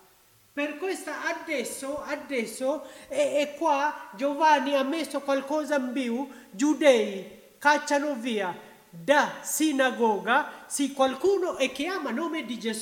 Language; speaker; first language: Italian; non-native, learner; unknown